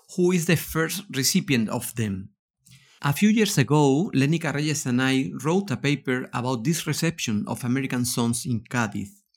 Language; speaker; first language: English; non-native, fluent; Spanish